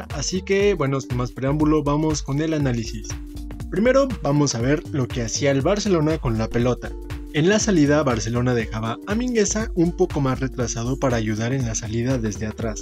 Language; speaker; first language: Spanish; native; Spanish